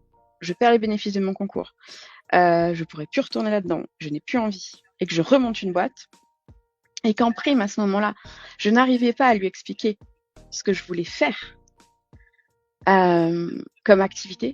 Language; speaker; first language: French; native; French